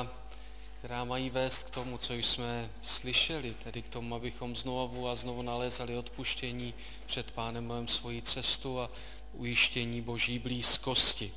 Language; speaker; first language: Czech; native; Czech